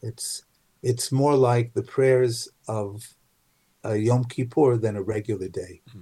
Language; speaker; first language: English; native; English